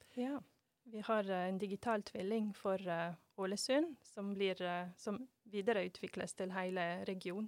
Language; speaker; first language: Norwegian; non-native, fluent; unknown